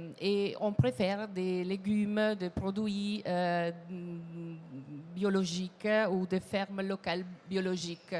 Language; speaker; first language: French; non-native, fluent; Italian